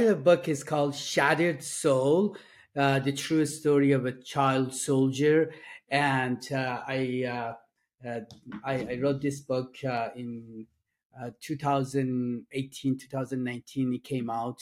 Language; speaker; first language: English; non-native, fluent; Persian